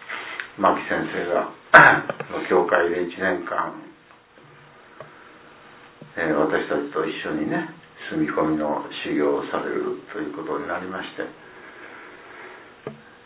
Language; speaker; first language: Japanese; native; Japanese